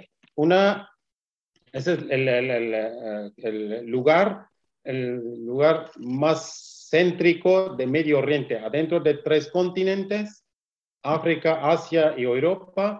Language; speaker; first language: Spanish; non-native, learner; Kurdish